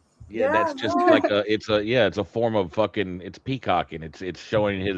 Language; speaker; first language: English; native; English